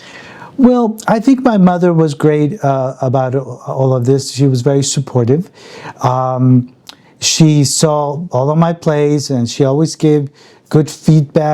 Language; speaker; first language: English; early bilingual, other home language; Spanish